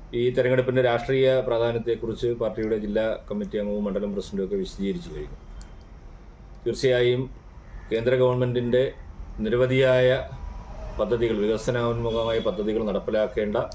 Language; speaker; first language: Malayalam; native; Malayalam